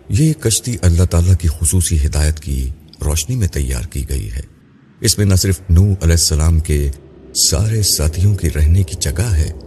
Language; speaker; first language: Urdu; native; Urdu